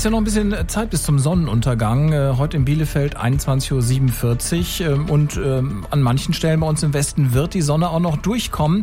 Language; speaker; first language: German; native; German